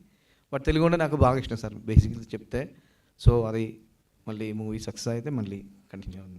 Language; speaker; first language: Telugu; non-native, local second language; Malayalam